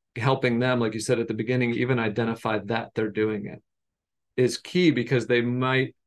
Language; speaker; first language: English; native; English